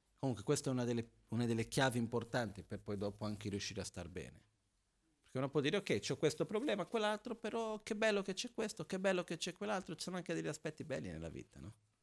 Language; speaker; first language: Italian; non-native, fluent; Portuguese